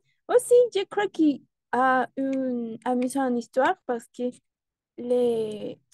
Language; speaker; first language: French; non-native, learner; Spanish